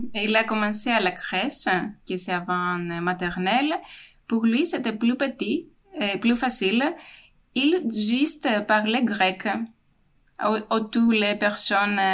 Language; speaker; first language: French; non-native, fluent; Greek